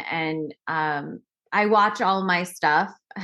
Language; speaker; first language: English; native; English